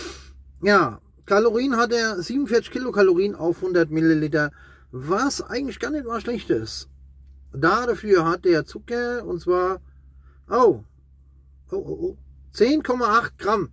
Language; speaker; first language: German; native; German